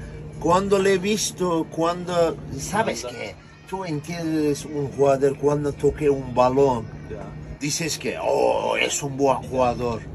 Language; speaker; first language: Spanish; non-native, fluent; Turkish